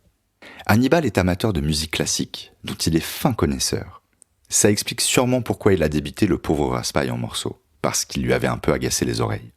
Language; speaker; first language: French; native; French